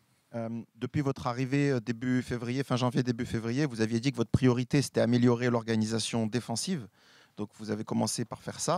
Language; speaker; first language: French; native; French